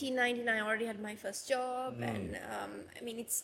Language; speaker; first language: English; non-native, local second language; Sinhala